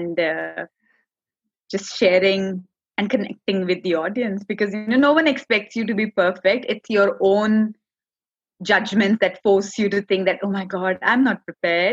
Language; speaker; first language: English; non-native, local second language; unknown